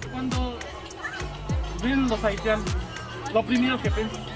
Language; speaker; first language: Spanish; non-native, learner; Haitian Creole